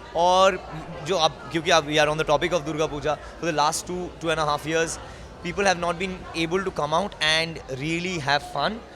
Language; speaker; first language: Hindi; non-native, local second language; Bangla